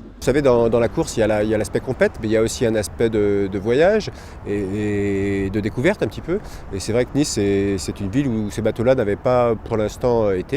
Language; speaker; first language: French; native; French